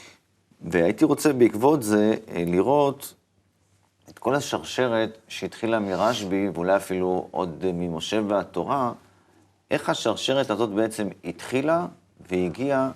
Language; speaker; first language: Hebrew; native; Hebrew